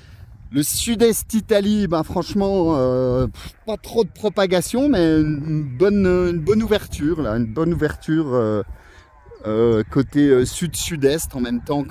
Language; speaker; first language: French; native; French